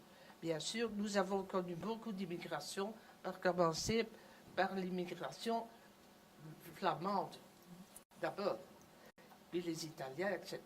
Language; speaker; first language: French; non-native, local second language; Dutch